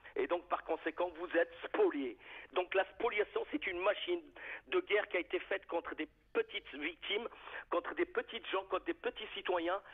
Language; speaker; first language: French; native; French